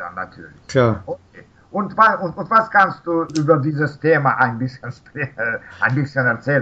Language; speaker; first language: German; non-native, fluent; Russian